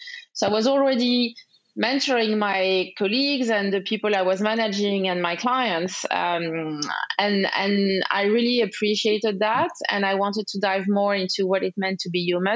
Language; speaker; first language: English; non-native, fluent; French